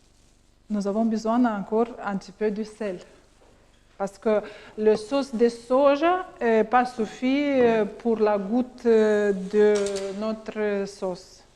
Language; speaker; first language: French; non-native, learner; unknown